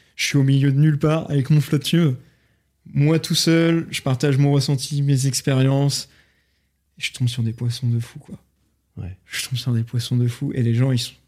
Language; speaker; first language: French; native; French